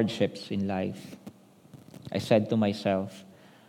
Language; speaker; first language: English; non-native, local second language; Filipino